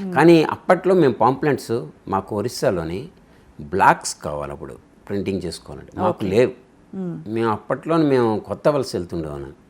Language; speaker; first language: Telugu; native; Telugu